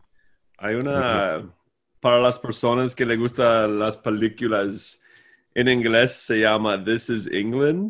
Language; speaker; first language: Spanish; non-native, fluent; English